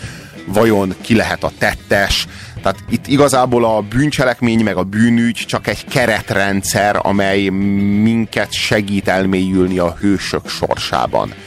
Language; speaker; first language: Hungarian; native; Hungarian